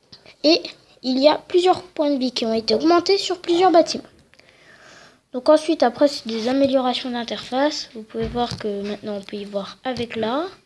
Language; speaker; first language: French; native; French